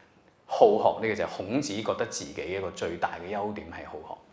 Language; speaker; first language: Cantonese; native; Cantonese